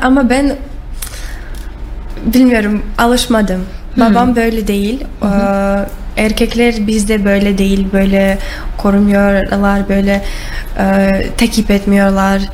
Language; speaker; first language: Turkish; non-native, learner; Russian